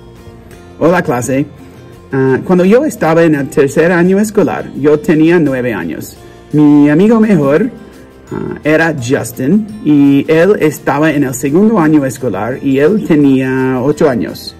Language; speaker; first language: Spanish; non-native, learner; English